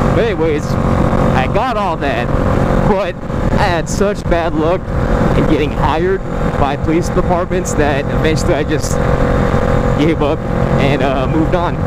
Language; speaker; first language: English; native; English